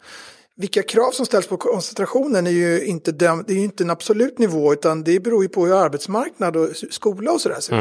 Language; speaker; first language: Swedish; native; Swedish